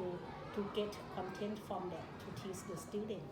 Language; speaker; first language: English; non-native, learner; Thai